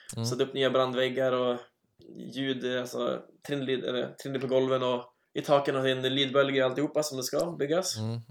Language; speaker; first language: Swedish; native; Swedish